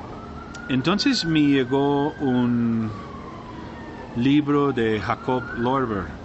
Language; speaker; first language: Spanish; non-native, learner; English